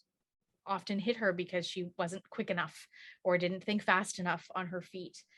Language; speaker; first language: English; native; English